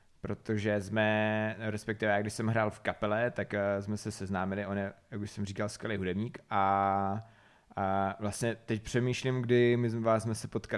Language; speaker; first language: Czech; native; Czech